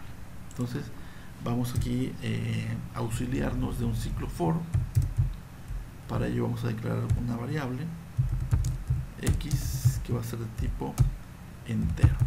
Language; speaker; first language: Spanish; native; Spanish